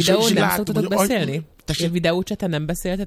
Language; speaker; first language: Hungarian; native; Hungarian